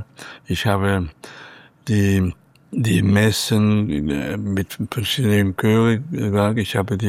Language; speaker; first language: German; non-native, fluent; Catalan